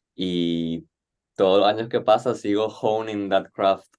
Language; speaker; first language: Spanish; native; Spanish